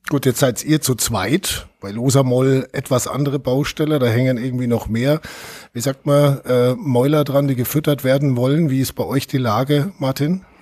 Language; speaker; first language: German; native; German